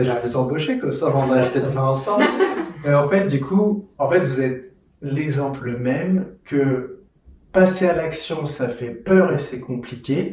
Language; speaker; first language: French; native; French